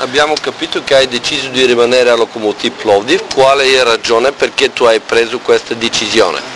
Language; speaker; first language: Italian; non-native, fluent; Bulgarian